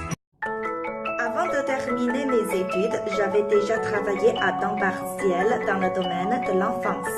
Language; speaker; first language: French; non-native, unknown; Chinese